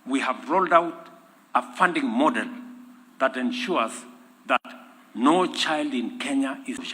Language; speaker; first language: English; non-native, local second language; Kalenjin